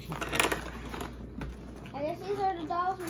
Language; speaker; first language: English; native; English